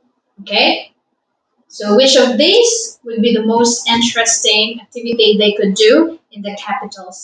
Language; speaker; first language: English; non-native, fluent; Vietnamese